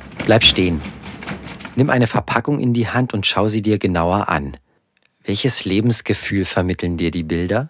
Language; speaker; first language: German; native; German